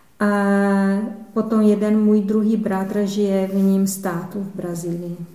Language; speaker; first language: Czech; non-native, fluent; Portuguese